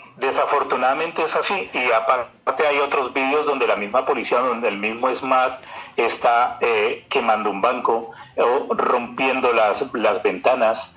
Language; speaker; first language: Spanish; native; Spanish